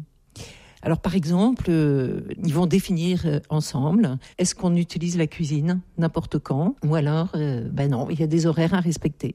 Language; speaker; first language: French; native; French